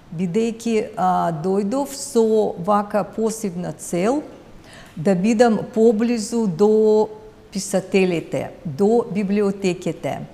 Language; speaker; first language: Macedonian; non-native, fluent; Russian